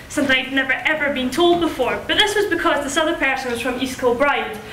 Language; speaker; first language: English; native; English